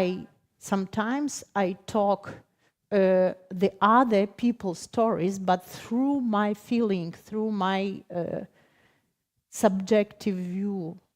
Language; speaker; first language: English; non-native, fluent; Ukrainian